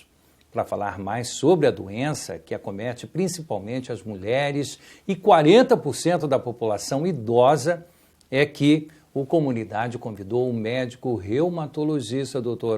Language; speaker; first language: Portuguese; native; Portuguese